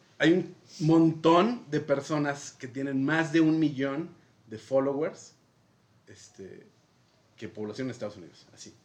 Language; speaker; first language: Spanish; native; Spanish